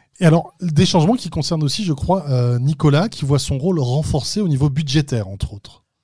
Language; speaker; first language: French; native; French